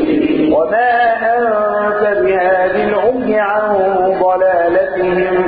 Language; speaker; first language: Arabic; native; Arabic